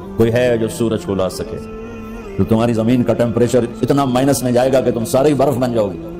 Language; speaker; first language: Urdu; non-native, local second language; Punjabi